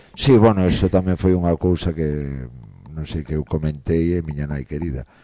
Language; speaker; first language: Galician; native; Galician